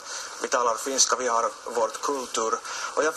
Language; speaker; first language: Swedish; non-native, local second language; Finnish